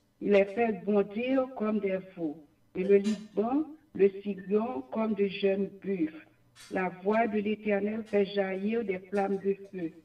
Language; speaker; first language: French; non-native, local second language; Haitian Creole